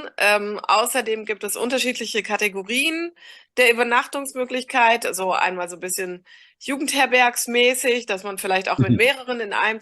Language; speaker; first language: German; native; German